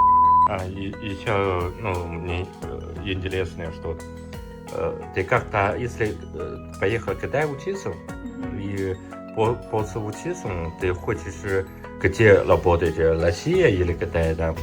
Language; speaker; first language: Russian; non-native, learner; Chinese